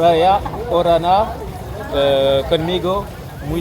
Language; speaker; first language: Portuguese; non-native, learner; French